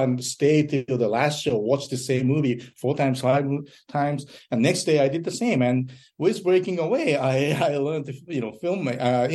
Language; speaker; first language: English; early bilingual, other home language; Japanese